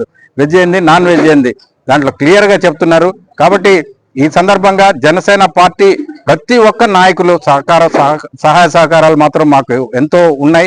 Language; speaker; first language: Telugu; native; Telugu